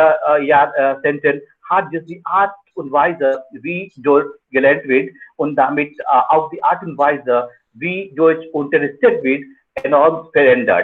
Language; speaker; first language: German; non-native, fluent; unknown